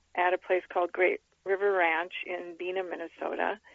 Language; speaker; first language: English; native; English